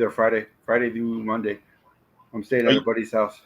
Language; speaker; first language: English; native; English